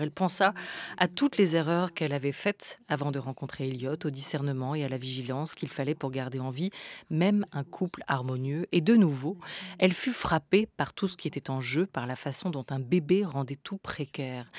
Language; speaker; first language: French; native; French